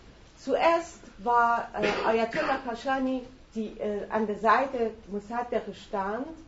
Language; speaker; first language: German; non-native, fluent; Persian